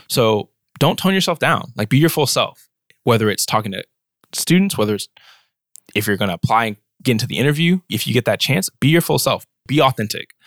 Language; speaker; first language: English; native; English